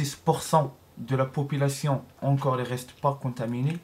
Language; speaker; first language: French; non-native, learner; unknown